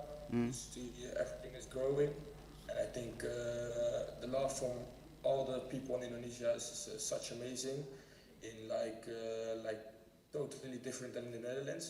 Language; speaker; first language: English; non-native, fluent; Dutch